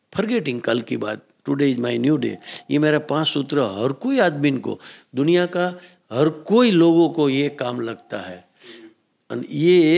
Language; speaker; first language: Hindi; non-native, local second language; Gujarati